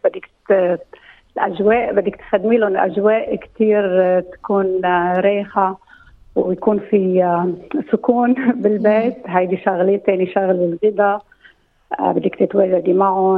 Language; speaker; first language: Arabic; native; Arabic